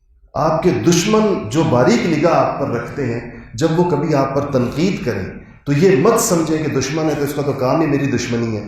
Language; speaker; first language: Urdu; native; Urdu